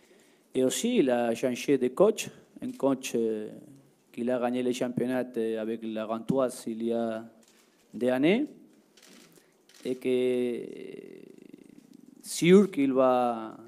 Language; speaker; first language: French; non-native, learner; Spanish